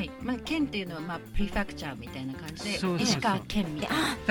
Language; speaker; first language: Japanese; native; Japanese